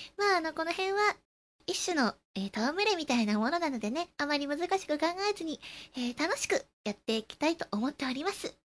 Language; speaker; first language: Japanese; early bilingual, other home language; Chinese